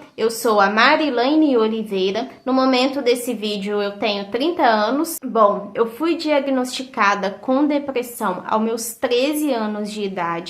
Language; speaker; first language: Portuguese; native; Portuguese